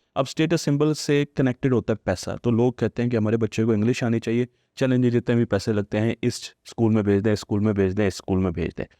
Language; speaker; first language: Urdu; non-native, local second language; Punjabi